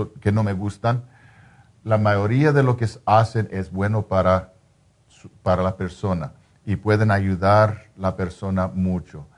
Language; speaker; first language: Spanish; non-native, fluent; English